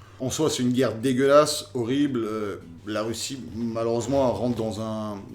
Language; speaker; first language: French; early bilingual, other home language; Russian